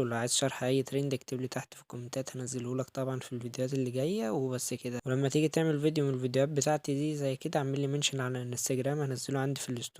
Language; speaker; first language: Arabic; native; Arabic